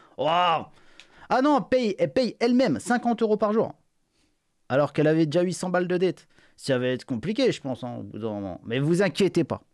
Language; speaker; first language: French; native; French